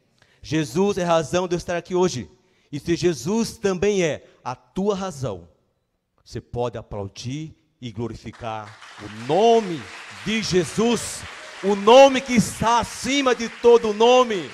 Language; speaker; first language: Portuguese; native; Portuguese